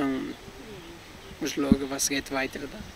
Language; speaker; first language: German; non-native, learner; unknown